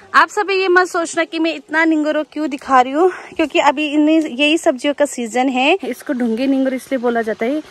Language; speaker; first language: Hindi; non-native, local second language; Nepali